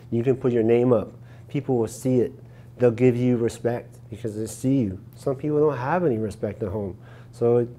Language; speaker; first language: English; native; English